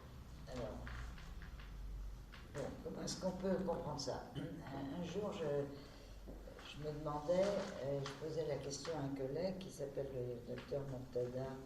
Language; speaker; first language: French; native; French